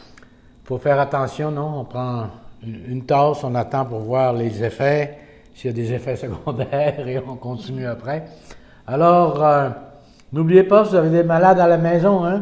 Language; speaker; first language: French; non-native, fluent; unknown